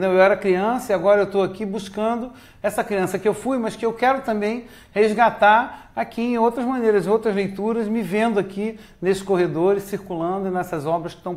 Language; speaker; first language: Portuguese; native; Portuguese